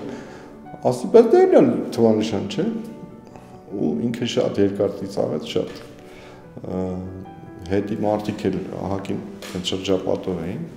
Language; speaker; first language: Armenian; native; Armenian